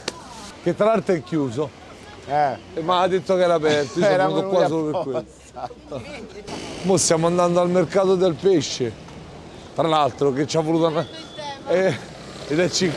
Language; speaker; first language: Italian; native; Italian